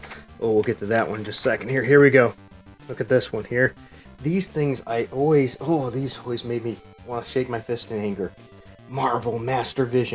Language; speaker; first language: English; native; English